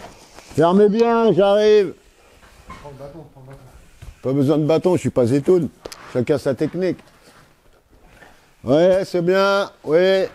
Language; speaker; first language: French; native; French